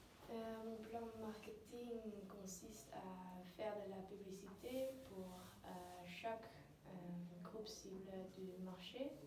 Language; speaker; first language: French; non-native, learner; Dutch